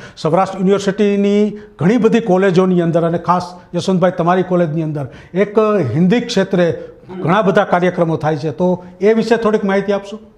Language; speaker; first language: Gujarati; native; Gujarati